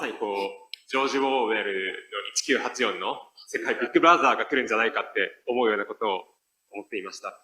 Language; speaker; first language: Japanese; native; Japanese